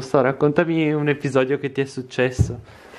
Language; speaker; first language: Italian; native; Italian